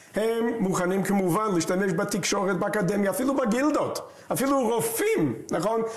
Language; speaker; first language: Hebrew; non-native, fluent; English